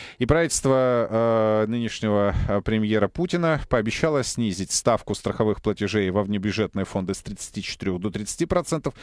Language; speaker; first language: Russian; native; Russian